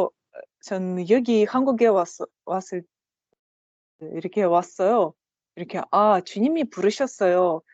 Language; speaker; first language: Korean; non-native, learner; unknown